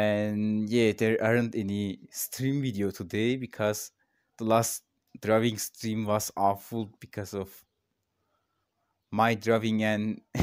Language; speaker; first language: English; non-native, learner; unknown